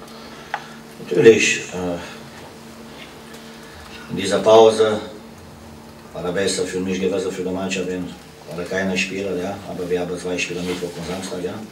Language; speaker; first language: German; non-native, fluent; Romanian